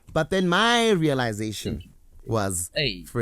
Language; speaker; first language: English; non-native, local second language; Zulu